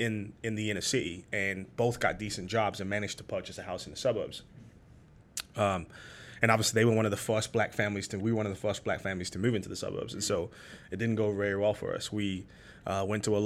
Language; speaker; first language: English; native; English